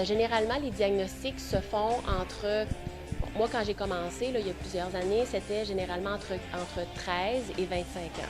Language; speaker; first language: French; native; French